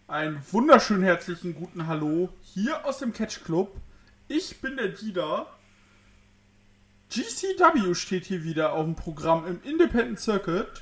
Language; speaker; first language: German; native; German